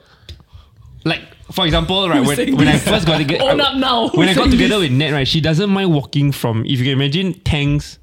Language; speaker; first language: English; non-native, local second language; Min Nan Chinese